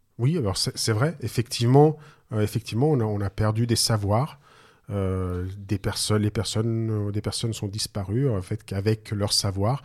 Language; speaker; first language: French; native; French